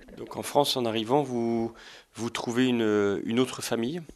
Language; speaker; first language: French; native; French